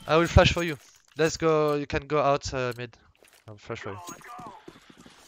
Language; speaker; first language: English; non-native, fluent; French